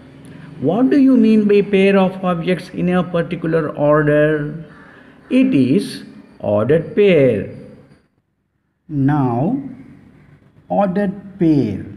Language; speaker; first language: English; non-native, local second language; Tamil